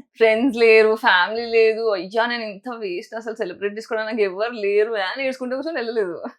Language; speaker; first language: Telugu; native; Telugu